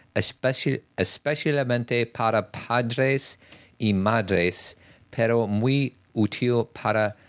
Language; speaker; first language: Spanish; non-native, learner; English